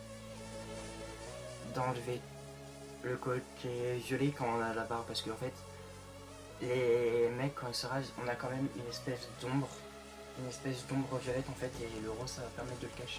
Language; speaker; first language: French; native; French